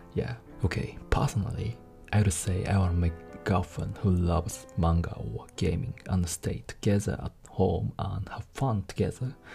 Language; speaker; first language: English; non-native, fluent; Japanese